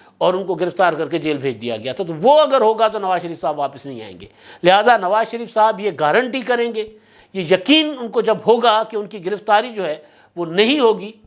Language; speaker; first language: Urdu; non-native, local second language; Sindhi